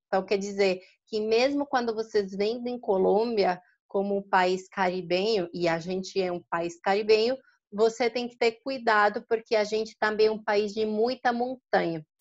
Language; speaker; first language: Portuguese; non-native, fluent; Spanish